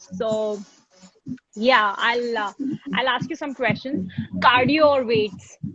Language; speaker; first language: English; non-native, local second language; Hindi